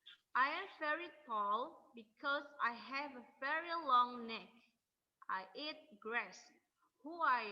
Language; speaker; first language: English; non-native, learner; Indonesian